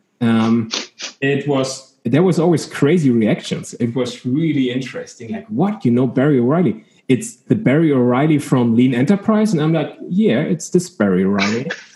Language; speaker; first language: English; non-native, fluent; German